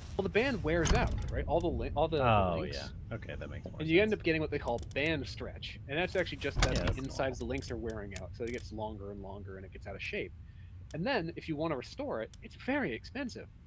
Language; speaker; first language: English; native; English